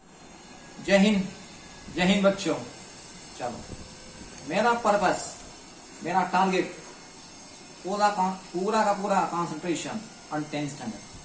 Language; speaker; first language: Hindi; non-native, local second language; Marathi